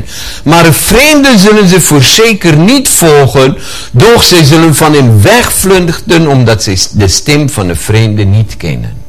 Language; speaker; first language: Dutch; non-native, fluent; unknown